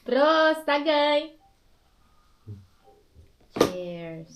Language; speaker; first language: English; non-native, local second language; Filipino